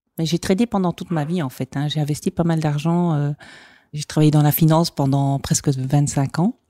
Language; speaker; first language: French; native; French